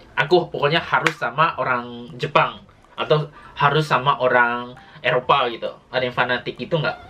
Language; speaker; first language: Indonesian; native; Indonesian